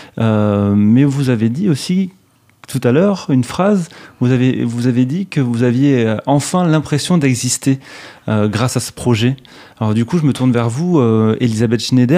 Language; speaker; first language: French; native; French